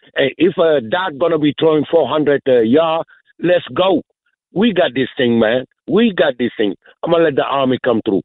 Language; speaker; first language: English; non-native, fluent; Wolof